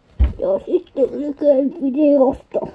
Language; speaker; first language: Finnish; non-native, learner; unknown